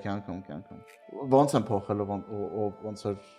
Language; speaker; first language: Armenian; early bilingual, heritage; Armenian